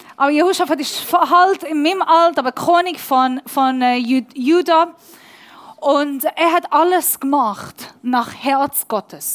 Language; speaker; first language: German; non-native, learner; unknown